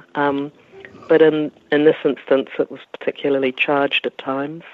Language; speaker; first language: English; native; English